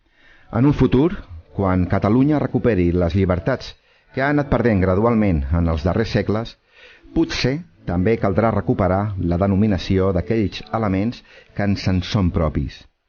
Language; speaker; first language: Catalan; native; Catalan